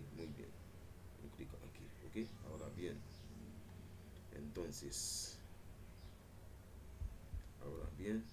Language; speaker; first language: Spanish; non-native, learner; Haitian Creole